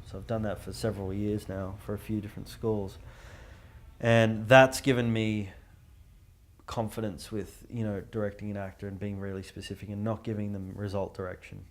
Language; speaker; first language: English; native; English